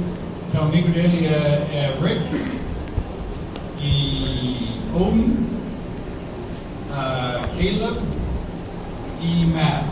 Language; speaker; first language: Portuguese; non-native, fluent; English